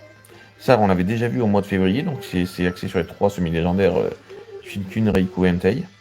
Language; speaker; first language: French; native; French